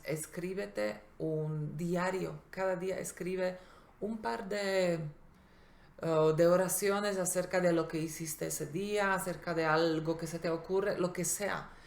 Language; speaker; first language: Spanish; non-native, fluent; Slovak